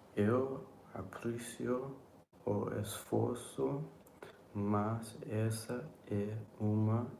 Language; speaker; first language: Portuguese; non-native, learner; English